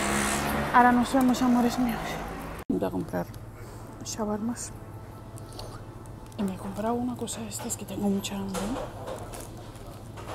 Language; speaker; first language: Spanish; non-native, fluent; Georgian